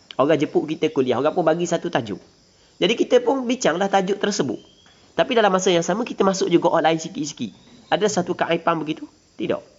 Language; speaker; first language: Malay; native; Malay